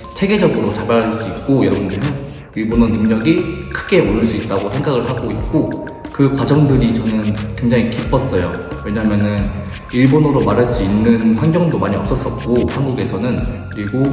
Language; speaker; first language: Korean; native; Korean